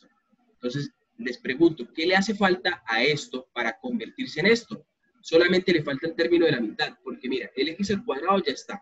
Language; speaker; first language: Spanish; native; Spanish